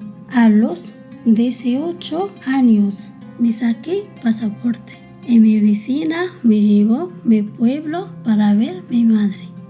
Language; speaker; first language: Spanish; early bilingual, other home language; Arabic